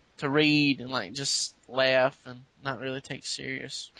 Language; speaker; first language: English; native; English